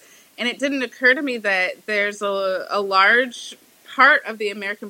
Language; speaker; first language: English; native; English